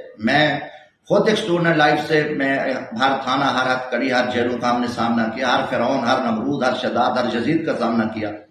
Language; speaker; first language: Urdu; non-native, local second language; Saraiki